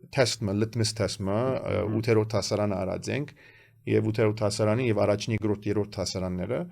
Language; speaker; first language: Armenian; early bilingual, heritage; Armenian